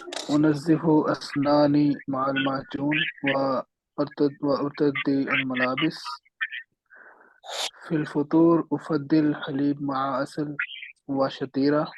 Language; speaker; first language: Arabic; non-native, learner; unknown